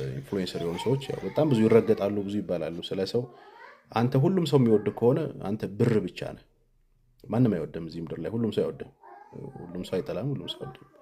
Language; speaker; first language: Amharic; native; Amharic